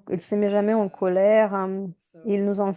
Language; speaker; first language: French; non-native, fluent; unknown